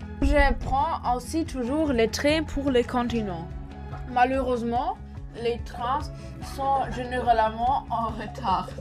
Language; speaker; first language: French; non-native, learner; German